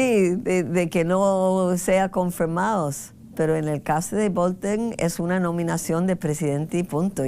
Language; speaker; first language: Spanish; non-native, fluent; English